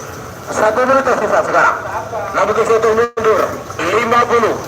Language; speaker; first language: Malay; non-native, local second language; Madurese